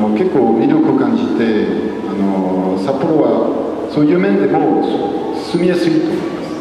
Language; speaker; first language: Japanese; non-native, fluent; French